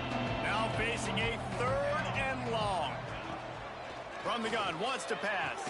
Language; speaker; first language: English; native; English